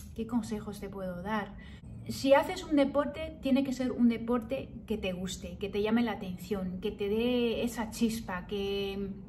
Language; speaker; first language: Spanish; early bilingual, heritage; Spanish